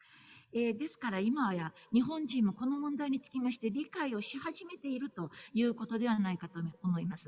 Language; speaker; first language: Japanese; native; Japanese